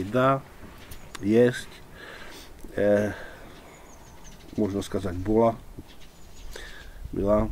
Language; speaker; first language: Russian; non-native, fluent; Czech